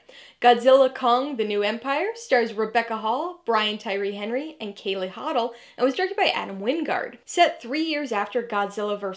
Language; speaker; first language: English; native; English